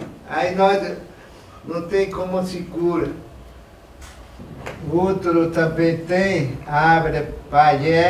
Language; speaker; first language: Portuguese; non-native, local second language; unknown